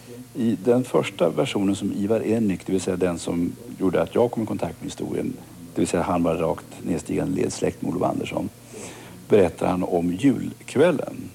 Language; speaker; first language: Swedish; native; Swedish